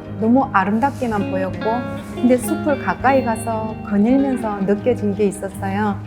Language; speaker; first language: Korean; native; Korean